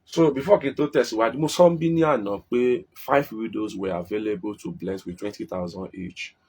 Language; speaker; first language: English; non-native, local second language; Yoruba